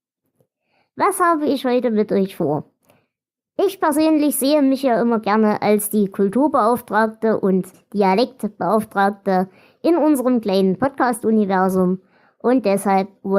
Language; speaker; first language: German; native; German